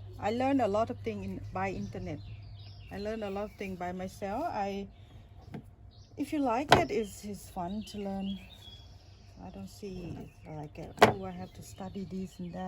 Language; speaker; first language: English; non-native, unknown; Thai